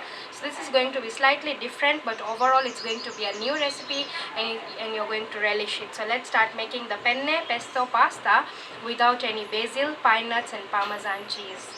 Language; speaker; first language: English; non-native, local second language; Gujarati